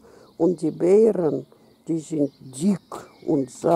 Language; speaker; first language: German; non-native, learner; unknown